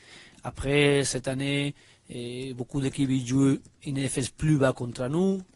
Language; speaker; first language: French; non-native, learner; Spanish